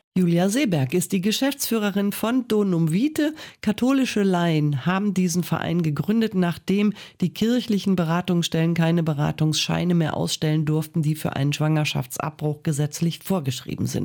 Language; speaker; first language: German; native; German